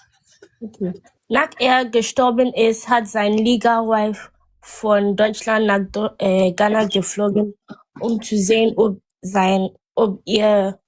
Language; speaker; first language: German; non-native, learner; Akan